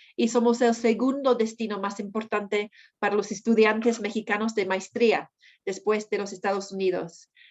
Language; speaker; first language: Spanish; non-native, fluent; English